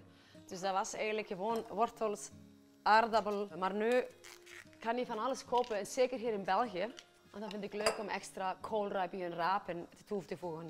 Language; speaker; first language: Dutch; non-native, fluent; Icelandic